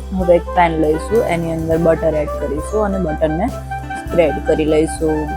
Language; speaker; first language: Gujarati; native; Gujarati